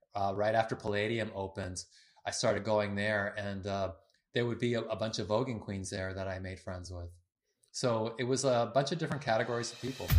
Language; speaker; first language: English; early bilingual, other home language; Spanish